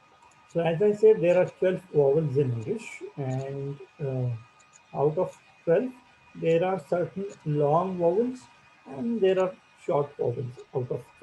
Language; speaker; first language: English; non-native, local second language; Marathi